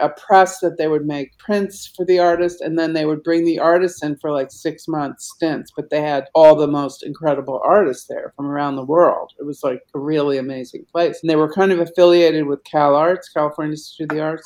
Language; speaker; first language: English; native; English